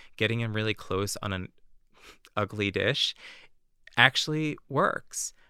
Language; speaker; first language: English; native; English